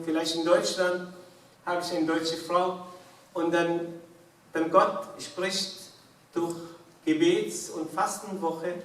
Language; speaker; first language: German; non-native, fluent; Arabic